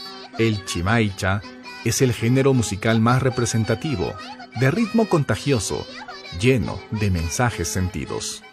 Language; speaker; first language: Spanish; native; Spanish